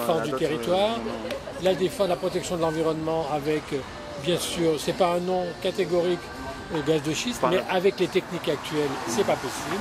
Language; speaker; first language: French; native; French